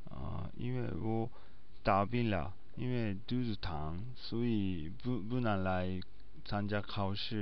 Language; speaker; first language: Chinese; non-native, learner; Japanese